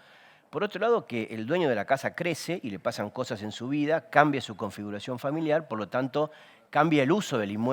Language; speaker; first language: Spanish; native; Spanish